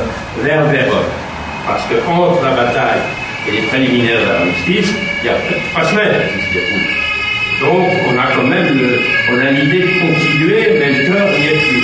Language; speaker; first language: French; native; French